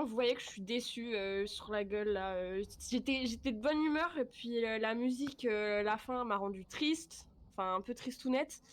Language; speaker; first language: French; native; French